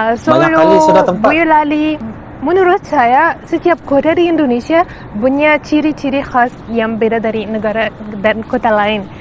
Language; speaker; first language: Indonesian; non-native, learner; Arabic